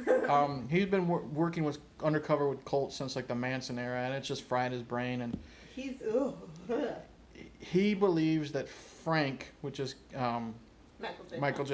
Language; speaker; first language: English; native; English